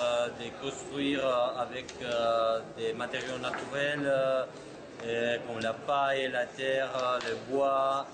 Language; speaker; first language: French; non-native, fluent; Spanish